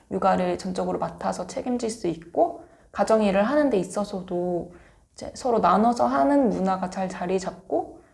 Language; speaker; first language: Korean; native; Korean